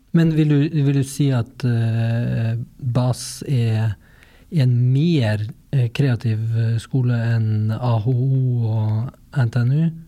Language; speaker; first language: Norwegian; native; Norwegian